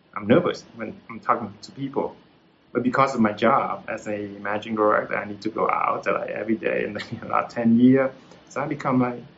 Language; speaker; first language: English; non-native, fluent; Vietnamese